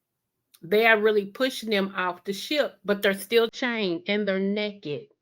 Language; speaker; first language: English; native; English